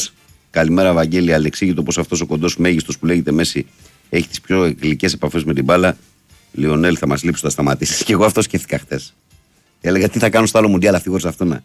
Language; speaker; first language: Greek; native; Greek